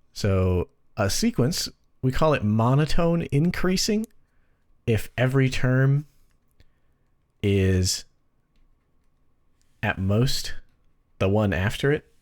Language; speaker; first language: English; native; English